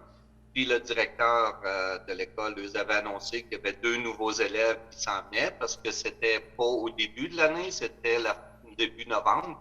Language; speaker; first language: French; native; French